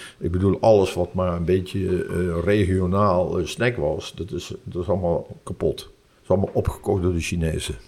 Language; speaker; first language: Dutch; native; Dutch